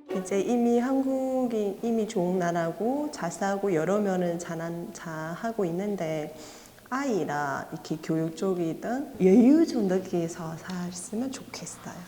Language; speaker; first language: Korean; non-native, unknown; Chinese